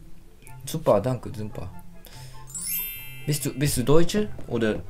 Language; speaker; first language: German; non-native, learner; Japanese